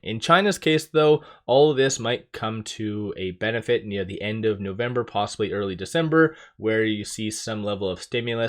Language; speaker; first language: English; native; English